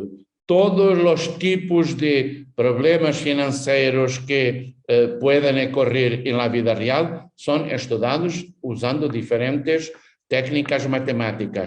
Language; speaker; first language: Spanish; non-native, fluent; Portuguese